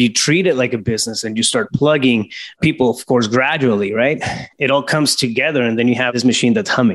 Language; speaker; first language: English; native; English